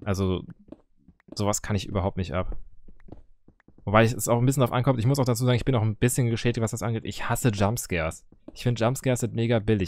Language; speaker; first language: German; native; German